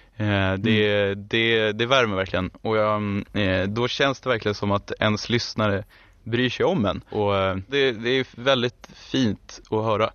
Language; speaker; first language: Swedish; early bilingual, other home language; German